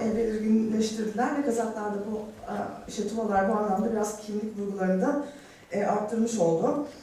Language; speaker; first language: Turkish; native; Turkish